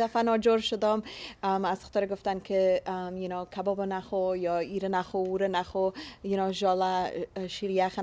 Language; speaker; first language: Persian; early bilingual, heritage; Persian